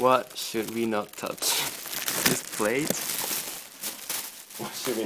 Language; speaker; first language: English; non-native, learner; Japanese